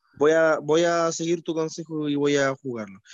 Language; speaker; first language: Spanish; native; Spanish